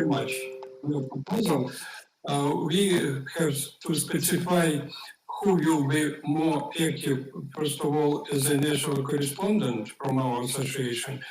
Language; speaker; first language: English; non-native, fluent; Ukrainian